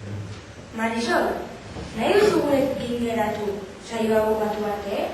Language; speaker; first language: Basque; non-native, local second language; Spanish